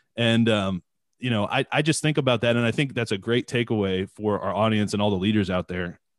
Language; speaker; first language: English; native; English